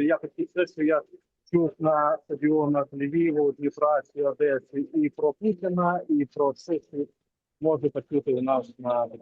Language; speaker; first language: Ukrainian; non-native, local second language; Russian